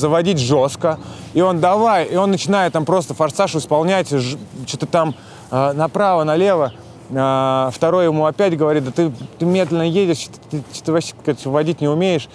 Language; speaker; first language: Russian; native; Russian